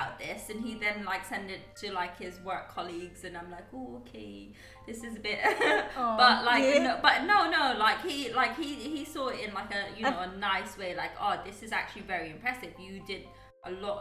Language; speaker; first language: English; native; English